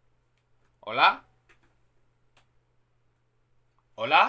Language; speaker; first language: Spanish; native; Spanish